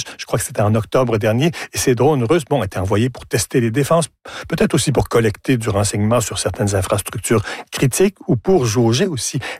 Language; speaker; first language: French; native; French